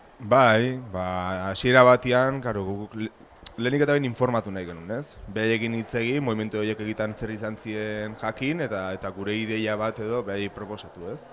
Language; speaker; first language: Basque; native; Basque